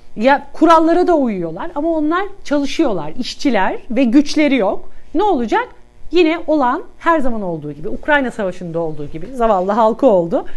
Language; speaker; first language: Turkish; native; Turkish